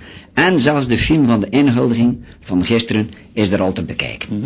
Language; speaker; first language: Dutch; native; Dutch